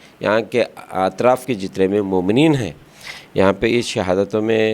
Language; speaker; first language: Urdu; native; Urdu